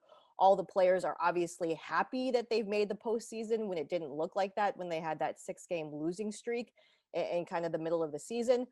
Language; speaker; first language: English; native; English